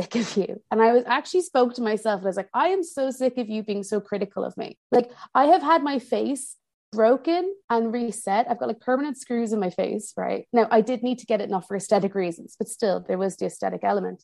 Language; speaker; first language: English; native; English